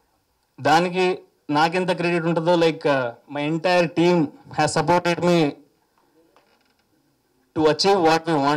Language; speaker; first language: Telugu; native; Telugu